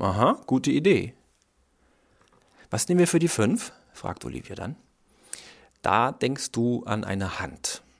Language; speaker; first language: German; native; German